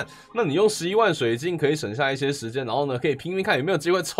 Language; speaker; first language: Chinese; native; Chinese